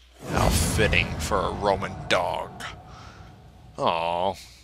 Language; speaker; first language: English; native; English